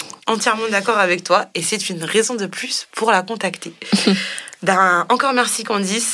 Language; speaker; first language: French; native; French